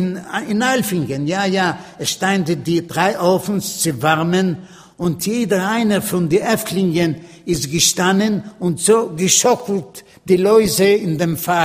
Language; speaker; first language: German; non-native, learner; Yiddish